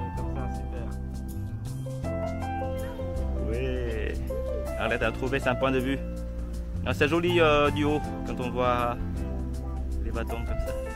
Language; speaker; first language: French; non-native, fluent; Vietnamese